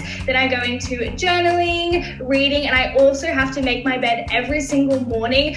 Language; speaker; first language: English; native; English